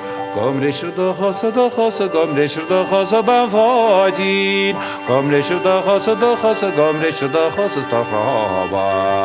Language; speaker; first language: Irish; native; Irish